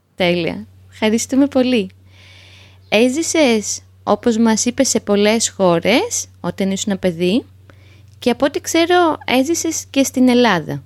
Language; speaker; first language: Greek; native; Greek